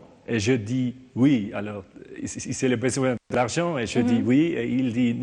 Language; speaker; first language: French; non-native, learner; German